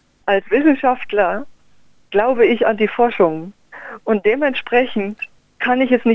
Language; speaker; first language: German; native; German